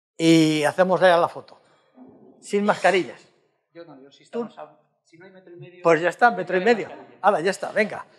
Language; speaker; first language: Spanish; native; Spanish